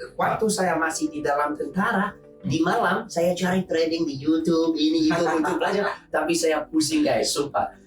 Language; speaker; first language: Indonesian; non-native, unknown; English